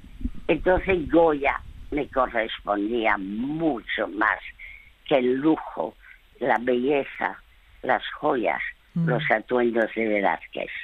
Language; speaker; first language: Spanish; early bilingual, other home language; French